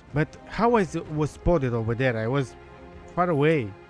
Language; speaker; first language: English; non-native, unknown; Italian